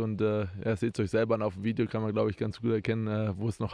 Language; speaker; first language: German; native; German